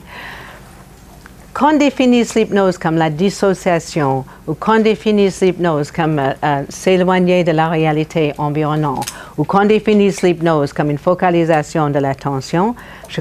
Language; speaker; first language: French; non-native, fluent; English